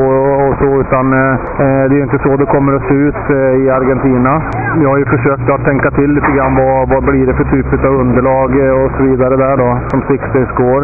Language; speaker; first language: Swedish; native; Swedish